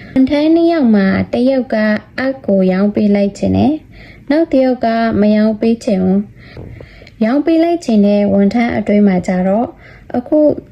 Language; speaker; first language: Burmese; non-native, local second language; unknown